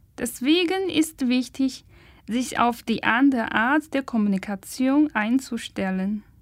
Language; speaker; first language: German; non-native, fluent; Chinese